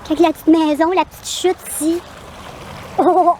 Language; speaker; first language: French; native; French